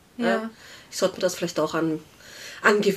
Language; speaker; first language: German; native; German